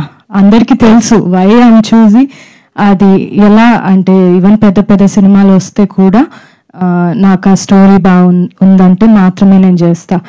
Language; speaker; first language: Telugu; non-native, fluent; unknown